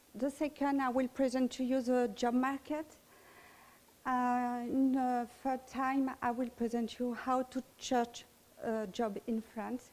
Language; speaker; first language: English; non-native, learner; French